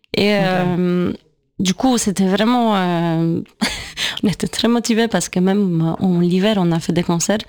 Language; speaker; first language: French; non-native, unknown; Polish